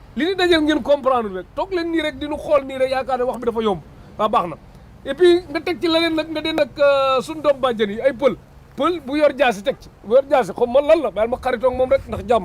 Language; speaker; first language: Wolof; native; Wolof